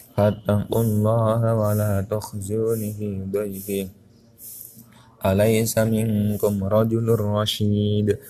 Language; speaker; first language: Arabic; non-native, learner; Javanese